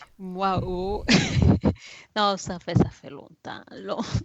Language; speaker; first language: French; non-native, fluent; Spanish